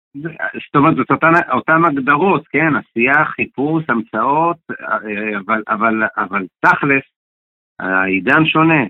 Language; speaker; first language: Hebrew; native; Hebrew